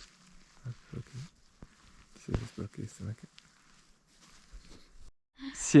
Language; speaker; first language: Spanish; non-native, learner; French